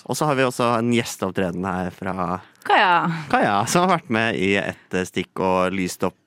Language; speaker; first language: Norwegian; native; Norwegian